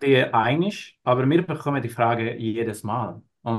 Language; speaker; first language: German; non-native, learner; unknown